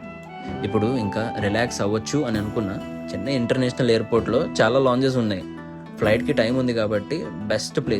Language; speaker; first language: Telugu; native; Telugu